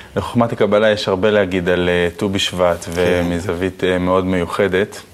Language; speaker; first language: Hebrew; native; Hebrew